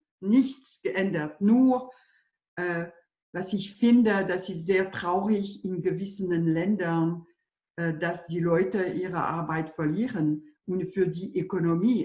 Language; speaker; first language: German; non-native, fluent; French